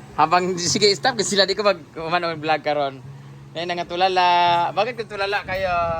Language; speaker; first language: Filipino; non-native, local second language; Cebuano